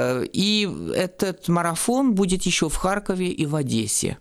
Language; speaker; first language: Russian; non-native, fluent; French